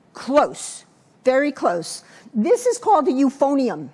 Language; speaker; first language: English; native; English